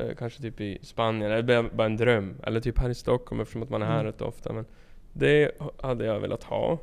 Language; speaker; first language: Swedish; native; Swedish